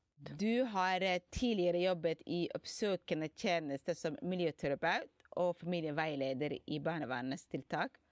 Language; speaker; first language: Norwegian; non-native, fluent; Somali